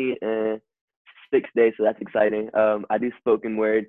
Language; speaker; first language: English; native; English